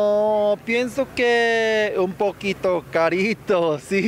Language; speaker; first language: Spanish; non-native, learner; Korean